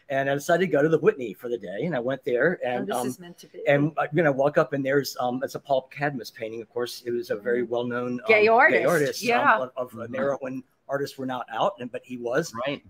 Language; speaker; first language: English; native; English